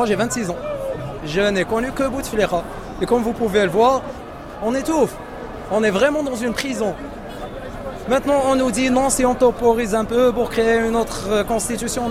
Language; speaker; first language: French; non-native, local second language; Arabic